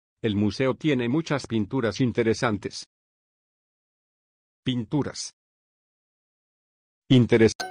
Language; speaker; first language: Spanish; non-native, learner; Swedish